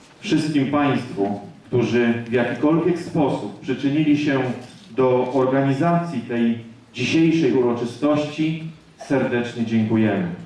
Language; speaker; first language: Polish; native; Polish